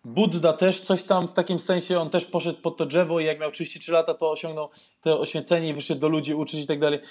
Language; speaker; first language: Polish; non-native, fluent; German